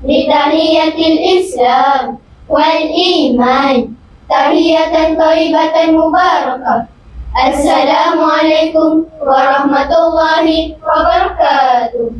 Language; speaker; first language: Arabic; non-native, learner; Malay